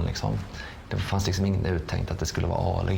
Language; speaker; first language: Swedish; native; Swedish